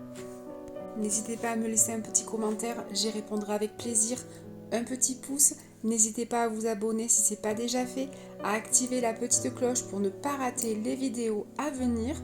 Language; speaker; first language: French; native; French